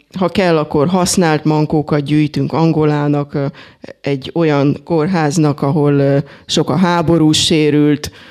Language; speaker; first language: Hungarian; native; Hungarian